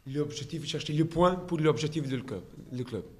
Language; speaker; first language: French; non-native, learner; Portuguese